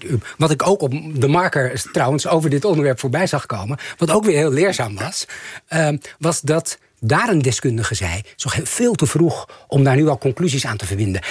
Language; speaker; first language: Dutch; native; Dutch